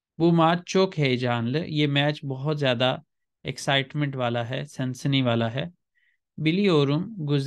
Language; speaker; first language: Urdu; native; Urdu